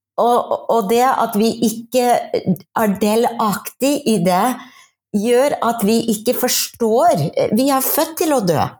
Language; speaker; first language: Norwegian; non-native, fluent; English